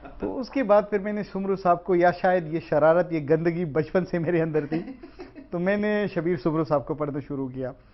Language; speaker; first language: Urdu; non-native, local second language; Pashto